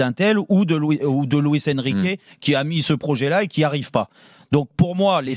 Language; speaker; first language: French; native; French